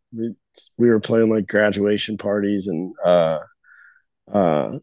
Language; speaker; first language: English; native; English